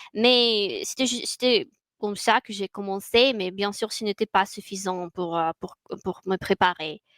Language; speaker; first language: French; non-native, fluent; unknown